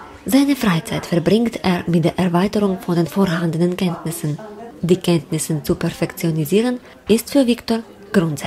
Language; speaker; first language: German; non-native, fluent; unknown